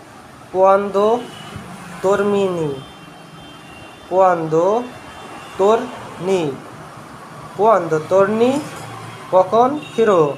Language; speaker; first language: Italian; non-native, learner; Bangla